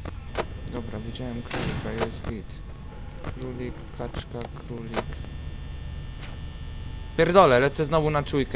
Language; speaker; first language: Polish; native; Polish